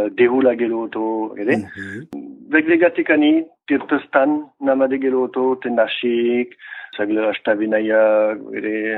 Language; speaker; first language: Marathi; non-native, fluent; French